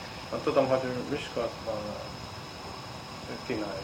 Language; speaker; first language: Hungarian; non-native, learner; Chinese